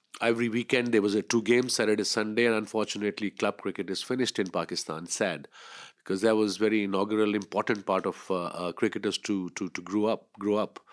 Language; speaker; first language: English; non-native, local second language; Urdu